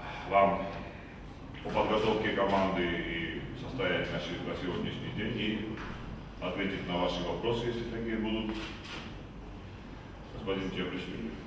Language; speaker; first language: Russian; non-native, local second language; Ukrainian